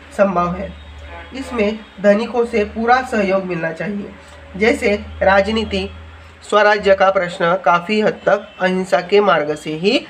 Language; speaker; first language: Hindi; non-native, local second language; Marathi